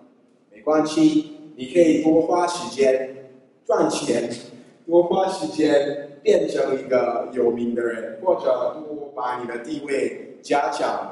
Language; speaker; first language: Chinese; non-native, fluent; English